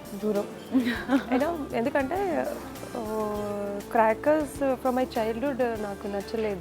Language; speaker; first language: Telugu; non-native, local second language; Kannada